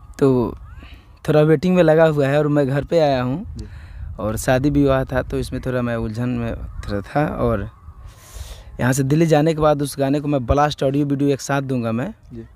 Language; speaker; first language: Hindi; native; Hindi